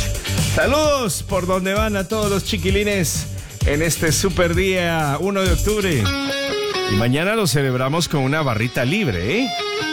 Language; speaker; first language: Spanish; native; Spanish